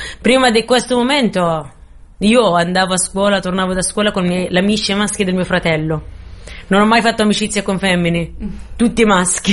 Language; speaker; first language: Italian; non-native, fluent; Arabic